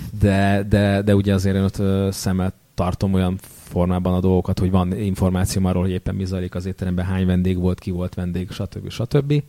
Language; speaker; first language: Hungarian; native; Hungarian